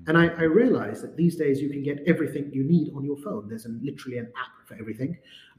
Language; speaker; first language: English; native; English